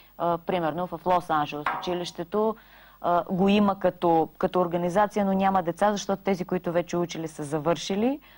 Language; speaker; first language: Bulgarian; native; Bulgarian